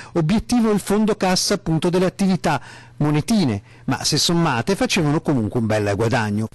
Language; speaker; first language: Italian; native; Italian